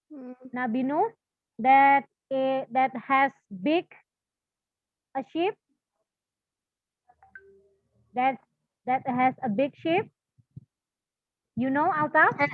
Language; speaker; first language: English; non-native, fluent; Indonesian